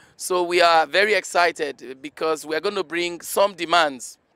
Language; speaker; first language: English; non-native, local second language; Igbo